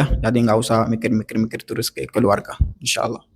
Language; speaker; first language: Indonesian; non-native, learner; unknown